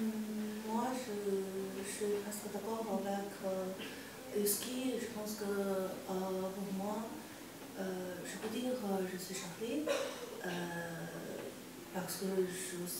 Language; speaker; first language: French; non-native, learner; Chinese